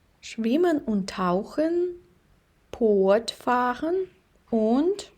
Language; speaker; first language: German; non-native, fluent; Ukrainian